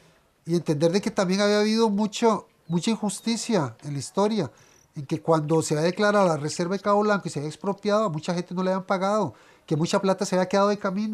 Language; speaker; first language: Spanish; native; Spanish